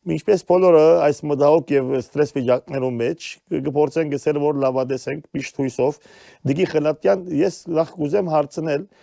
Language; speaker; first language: Armenian; early bilingual, heritage; Armenian